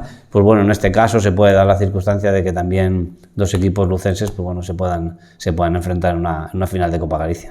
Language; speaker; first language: Spanish; native; Spanish